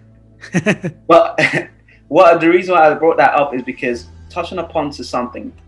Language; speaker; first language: English; non-native, local second language; Yoruba